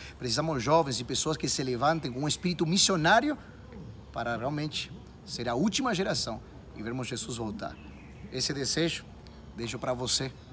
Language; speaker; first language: Portuguese; non-native, fluent; Spanish